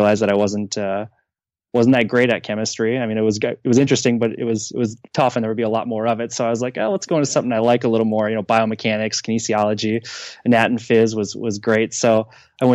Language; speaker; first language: English; native; English